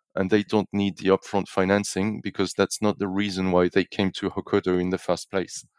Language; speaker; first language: English; non-native, fluent; French